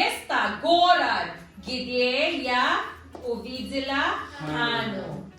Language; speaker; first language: Russian; non-native, learner; Filipino